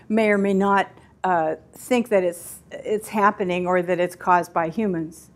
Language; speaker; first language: English; native; English